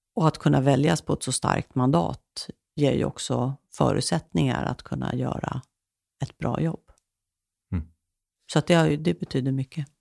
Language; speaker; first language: Swedish; native; Swedish